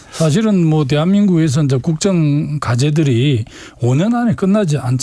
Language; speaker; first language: Korean; native; Korean